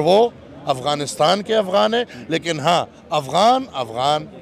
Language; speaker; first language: Hindi; non-native, local second language; Pashto